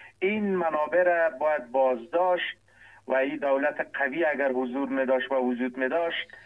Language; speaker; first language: Persian; native; Persian